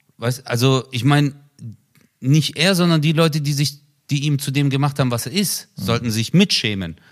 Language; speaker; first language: German; early bilingual, other home language; Turkish